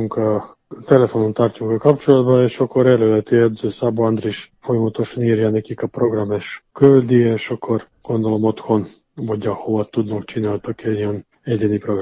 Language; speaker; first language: Hungarian; non-native, fluent; Serbian